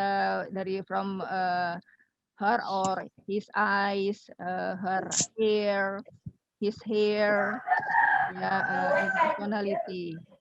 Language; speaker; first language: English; non-native, fluent; Indonesian